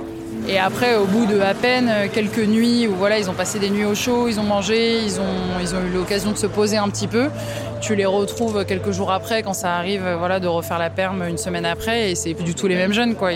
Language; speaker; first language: French; native; French